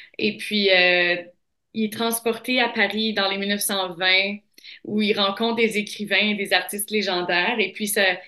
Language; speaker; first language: French; native; French